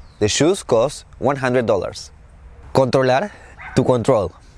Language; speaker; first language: English; non-native, fluent; Spanish